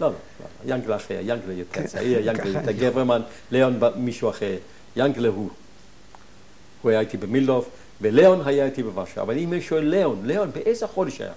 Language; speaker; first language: Hebrew; non-native, fluent; German